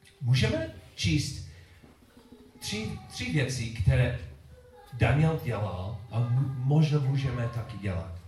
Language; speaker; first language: Czech; non-native, learner; English